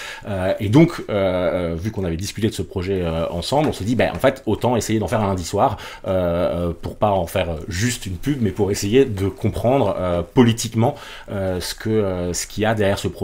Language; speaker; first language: French; native; French